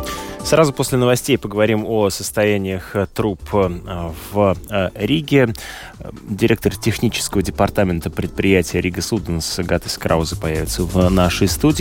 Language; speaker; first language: Russian; native; Russian